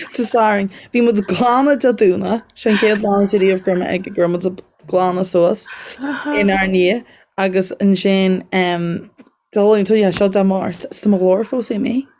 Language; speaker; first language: Irish; native; Irish